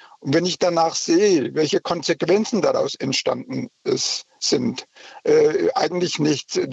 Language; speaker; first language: German; early bilingual, other home language; Turkish